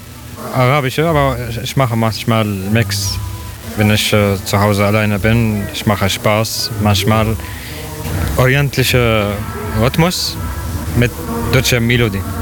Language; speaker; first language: German; non-native, learner; Arabic